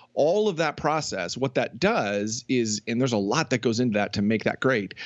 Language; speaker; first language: English; native; English